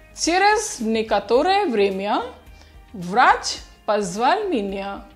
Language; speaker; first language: Russian; non-native, fluent; Hindi